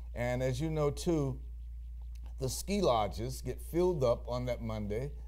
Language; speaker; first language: English; native; English